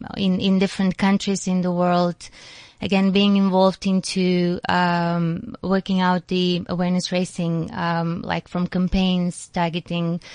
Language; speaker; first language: English; non-native, fluent; Macedonian